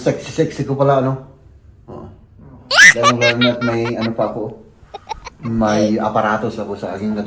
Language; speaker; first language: Filipino; non-native, fluent; German